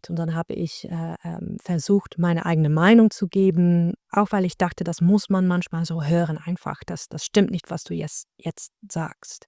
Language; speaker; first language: German; non-native, learner; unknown